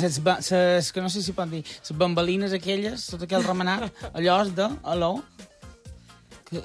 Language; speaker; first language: Catalan; native; Catalan